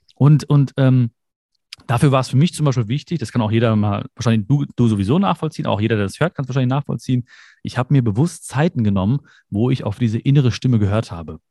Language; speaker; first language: German; early bilingual, other home language; Malayalam